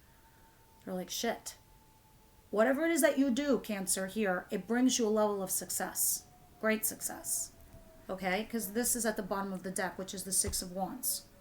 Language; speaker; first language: English; native; English